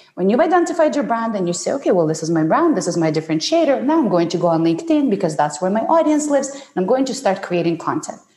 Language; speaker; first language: English; non-native, fluent; Ukrainian